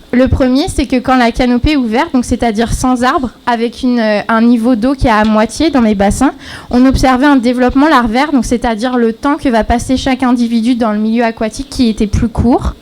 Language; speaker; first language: French; native; French